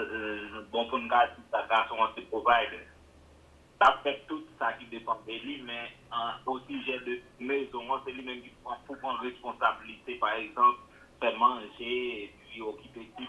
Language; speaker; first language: French; non-native, local second language; Haitian Creole